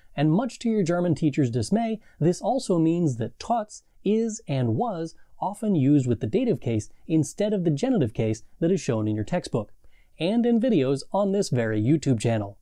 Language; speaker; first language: English; native; English